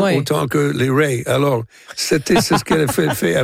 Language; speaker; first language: French; non-native, local second language; English